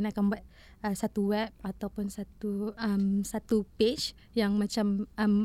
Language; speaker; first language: English; non-native, local second language; Malay